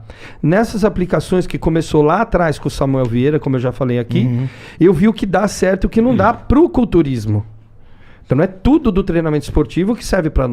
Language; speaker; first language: Portuguese; native; Portuguese